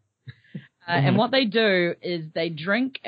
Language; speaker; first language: English; native; English